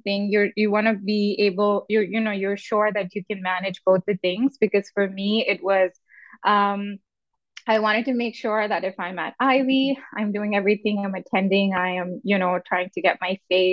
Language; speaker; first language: English; non-native, local second language; Urdu